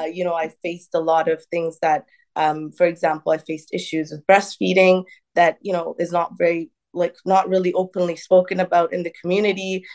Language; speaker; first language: English; early bilingual, other home language; Tamil